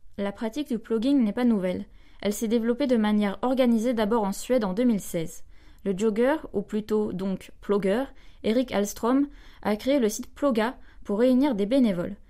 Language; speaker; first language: French; native; French